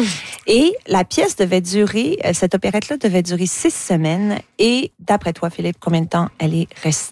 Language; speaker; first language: French; native; French